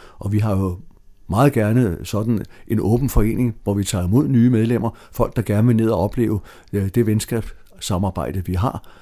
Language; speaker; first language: Danish; native; Danish